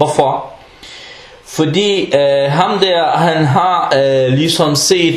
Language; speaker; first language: Danish; non-native, fluent; Arabic